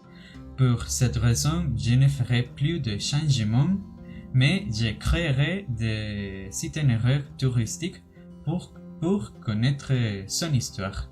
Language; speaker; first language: French; non-native, learner; Spanish